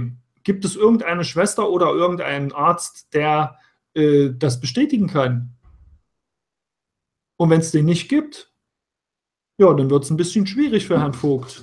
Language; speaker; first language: German; native; German